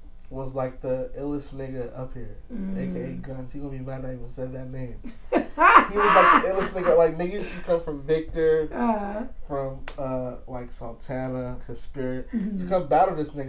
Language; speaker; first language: English; native; English